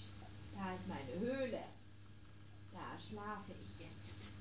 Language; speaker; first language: German; native; German